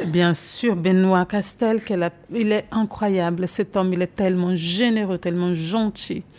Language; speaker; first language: French; non-native, fluent; Portuguese